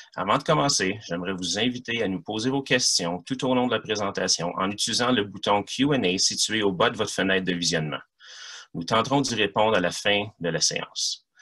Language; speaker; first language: French; native; French